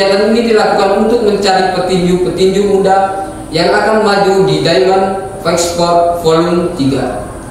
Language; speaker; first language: Indonesian; native; Indonesian